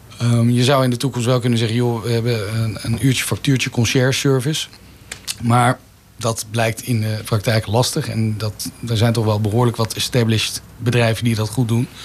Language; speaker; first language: Dutch; native; Dutch